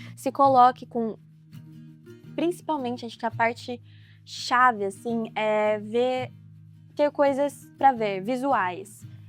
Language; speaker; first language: Portuguese; native; Portuguese